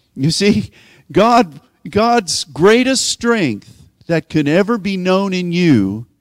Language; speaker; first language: English; native; English